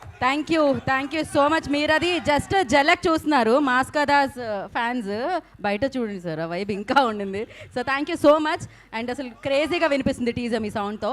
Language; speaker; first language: Telugu; native; Telugu